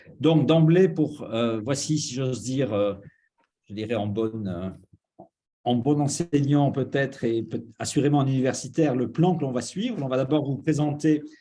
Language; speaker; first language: French; native; French